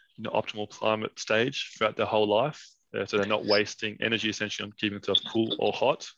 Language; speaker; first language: English; non-native, fluent; Danish